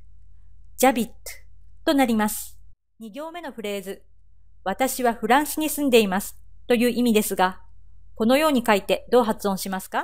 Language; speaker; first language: Japanese; native; Japanese